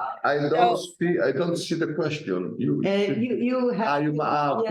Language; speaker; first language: English; non-native, learner; Italian